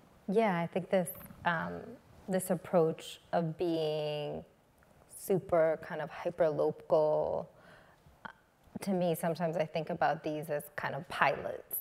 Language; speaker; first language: English; native; English